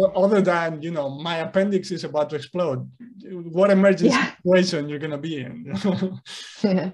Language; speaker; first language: English; non-native, fluent; Spanish